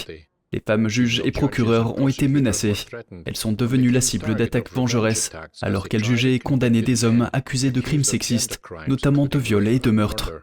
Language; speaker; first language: French; native; French